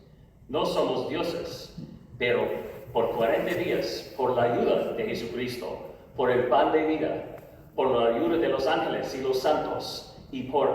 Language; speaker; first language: Spanish; non-native, learner; English